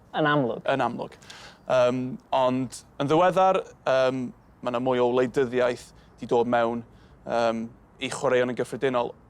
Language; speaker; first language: Welsh; native; Welsh